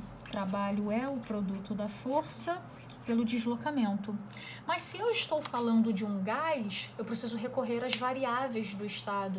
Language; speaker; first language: Portuguese; native; Portuguese